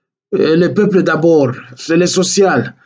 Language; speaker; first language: French; non-native, local second language; Lingala